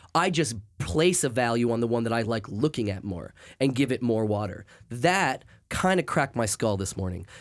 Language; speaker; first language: English; native; English